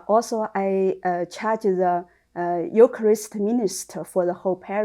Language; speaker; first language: English; non-native, learner; Chinese